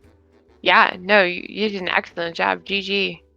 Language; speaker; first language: English; native; English